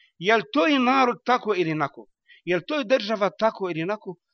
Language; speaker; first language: Bosnian; non-native, learner; Arabic